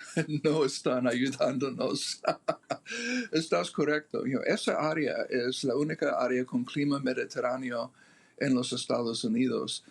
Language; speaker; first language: Spanish; non-native, fluent; English